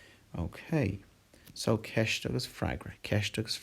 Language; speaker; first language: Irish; non-native, local second language; English